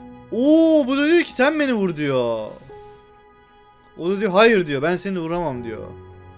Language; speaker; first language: Turkish; native; Turkish